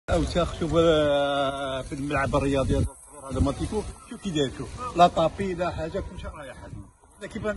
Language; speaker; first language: Arabic; native; Arabic